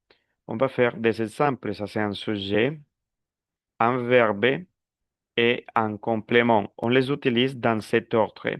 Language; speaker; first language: French; non-native, fluent; Spanish